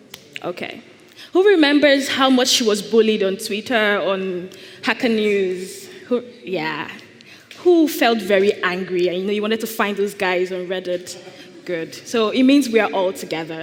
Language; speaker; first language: English; non-native, local second language; Igbo